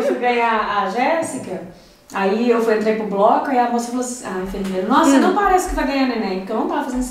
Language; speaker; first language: Portuguese; native; Portuguese